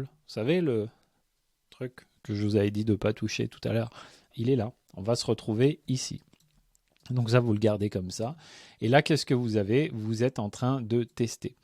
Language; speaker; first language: French; native; French